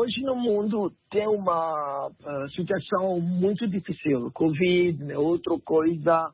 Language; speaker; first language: Portuguese; non-native, learner; French